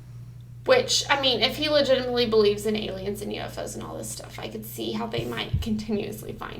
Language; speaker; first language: English; native; English